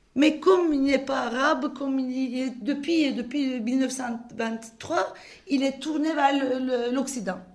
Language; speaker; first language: French; non-native, fluent; Turkish